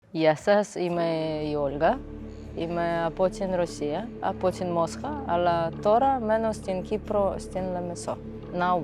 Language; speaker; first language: Greek; non-native, learner; Russian